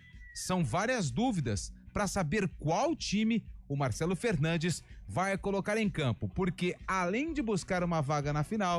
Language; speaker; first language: Portuguese; native; Portuguese